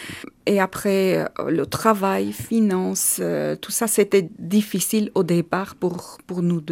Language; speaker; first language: French; non-native, fluent; Armenian